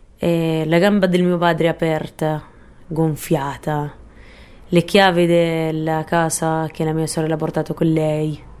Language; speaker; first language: Italian; non-native, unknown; Arabic